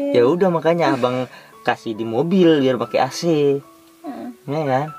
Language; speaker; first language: Indonesian; native; Indonesian